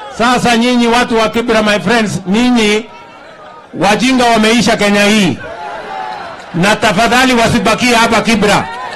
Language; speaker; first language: Swahili; non-native, local second language; Kalenjin